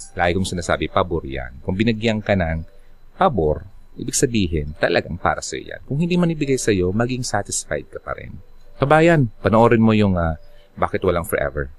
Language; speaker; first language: Filipino; non-native, local second language; Bikol